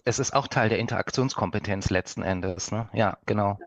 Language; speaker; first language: German; native; German